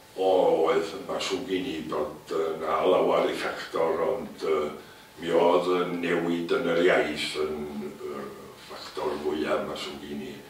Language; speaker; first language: Welsh; native; Welsh